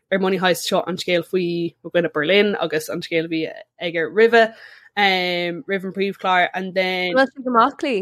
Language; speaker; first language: Irish; non-native, local second language; English